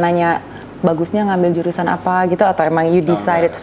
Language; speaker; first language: Indonesian; native; Indonesian